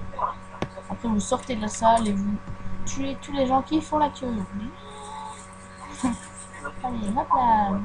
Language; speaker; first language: French; native; French